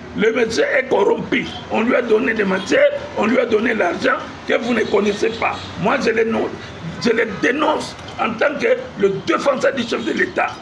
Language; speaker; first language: French; non-native, local second language; Lingala